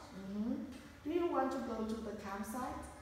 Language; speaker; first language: English; non-native, fluent; Vietnamese